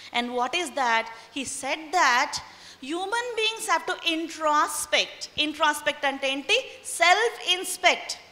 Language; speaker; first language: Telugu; non-native, local second language; Hindi